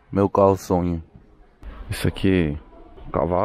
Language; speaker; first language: Portuguese; non-native, learner; Korean